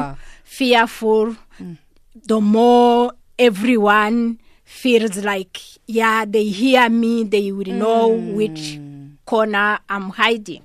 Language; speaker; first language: English; non-native, local second language; Kinyarwanda